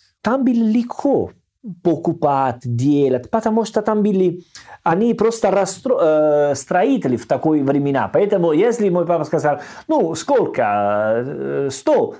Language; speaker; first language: Russian; non-native, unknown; Italian